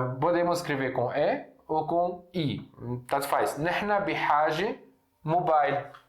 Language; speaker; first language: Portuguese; non-native, fluent; Arabic